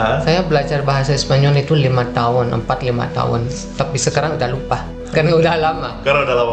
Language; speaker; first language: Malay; non-native, fluent; Dutch